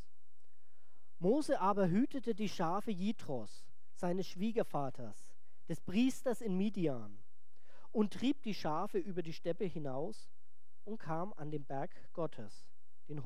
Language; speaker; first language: German; native; German